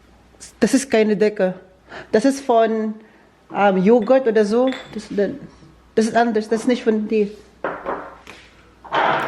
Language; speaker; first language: German; non-native, learner; Filipino